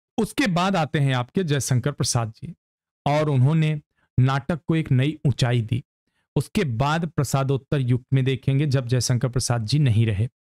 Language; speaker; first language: Hindi; native; Hindi